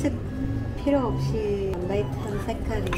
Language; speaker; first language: Korean; non-native, fluent; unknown